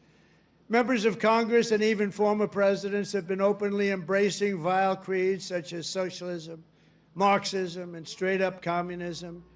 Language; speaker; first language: English; native; English